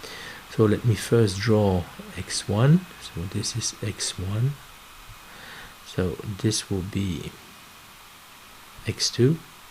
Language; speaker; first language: English; non-native, fluent; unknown